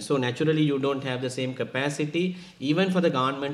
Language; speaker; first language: English; non-native, local second language; Sinhala